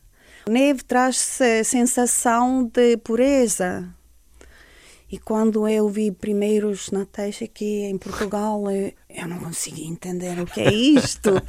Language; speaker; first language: Portuguese; non-native, fluent; Estonian